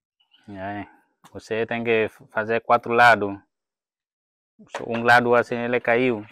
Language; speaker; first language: Portuguese; non-native, learner; Vietnamese